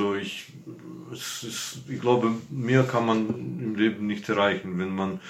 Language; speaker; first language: German; non-native, fluent; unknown